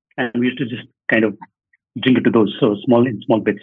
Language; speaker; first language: English; non-native, local second language; Nepali